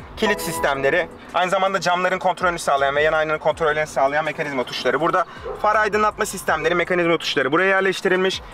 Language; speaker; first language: Turkish; native; Turkish